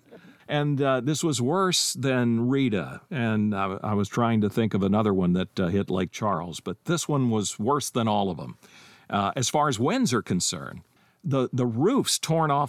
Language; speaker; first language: English; native; English